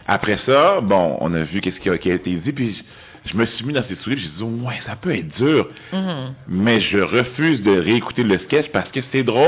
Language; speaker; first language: French; native; French